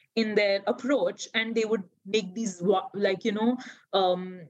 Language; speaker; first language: English; non-native, local second language; Hindi